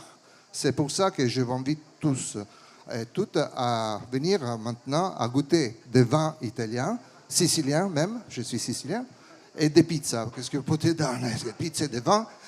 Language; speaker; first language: French; non-native, fluent; Italian